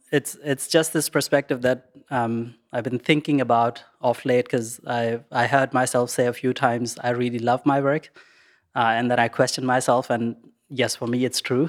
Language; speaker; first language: English; non-native, local second language; Urdu